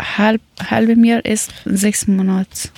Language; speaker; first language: German; non-native, learner; Persian